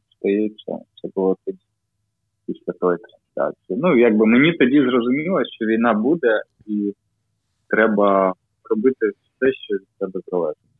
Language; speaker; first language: Ukrainian; non-native, local second language; Russian